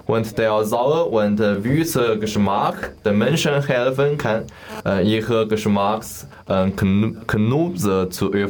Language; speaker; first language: German; non-native, learner; Chinese